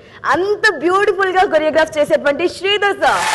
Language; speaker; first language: Telugu; native; Telugu